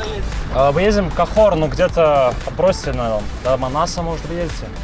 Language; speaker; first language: Russian; non-native, learner; Lithuanian